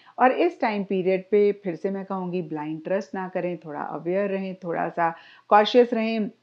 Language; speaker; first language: Hindi; native; Hindi